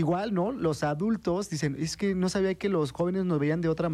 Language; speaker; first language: Spanish; native; Spanish